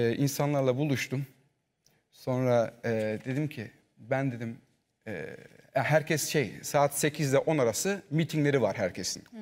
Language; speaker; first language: Turkish; early bilingual, heritage; Turkish